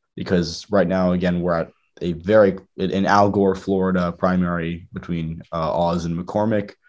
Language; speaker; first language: English; native; English